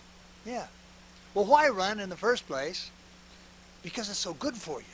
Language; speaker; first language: English; native; English